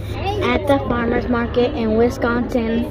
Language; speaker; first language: English; early bilingual, other home language; Hmong